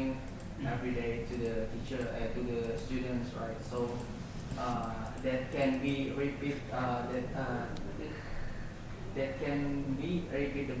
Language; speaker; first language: English; non-native, learner; Indonesian